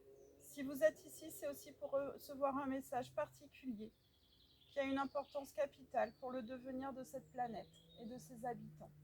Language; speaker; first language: French; native; French